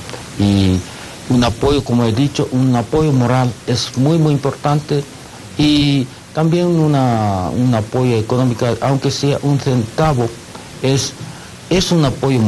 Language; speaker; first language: Spanish; non-native, learner; Japanese